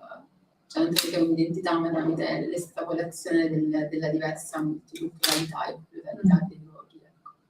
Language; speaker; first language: Italian; native; Italian